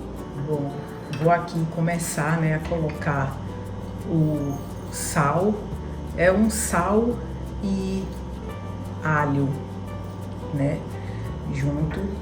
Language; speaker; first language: Portuguese; native; Portuguese